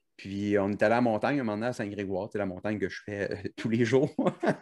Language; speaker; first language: French; native; French